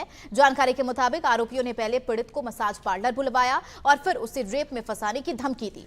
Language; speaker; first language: Hindi; native; Hindi